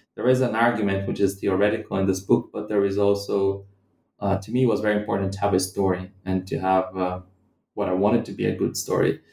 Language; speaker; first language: English; non-native, fluent; Portuguese